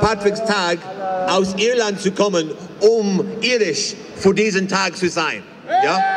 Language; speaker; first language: German; non-native, fluent; English